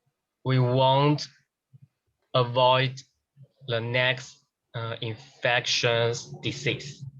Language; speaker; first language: English; non-native, learner; Chinese